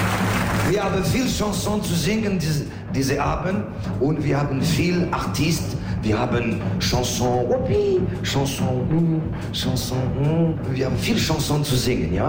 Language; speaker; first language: German; non-native, learner; French